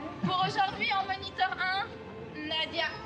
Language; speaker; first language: French; native; French